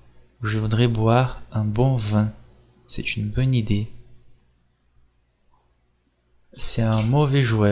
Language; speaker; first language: French; non-native, fluent; Portuguese